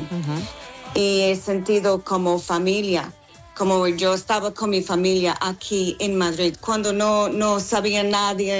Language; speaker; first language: Spanish; non-native, fluent; English